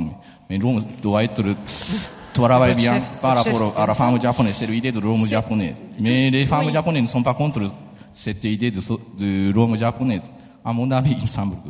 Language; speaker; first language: French; non-native, fluent; Japanese